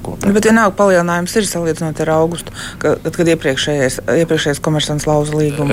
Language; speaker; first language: Latvian; native; Latvian